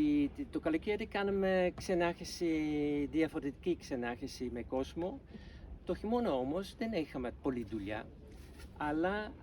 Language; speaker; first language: Greek; non-native, fluent; Dutch